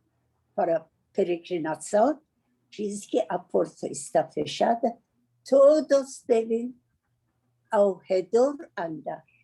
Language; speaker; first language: Portuguese; non-native, learner; Persian